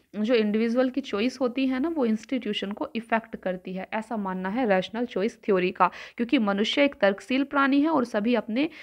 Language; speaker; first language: Hindi; native; Hindi